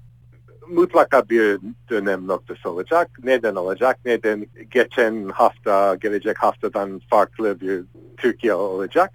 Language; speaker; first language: Turkish; non-native, fluent; English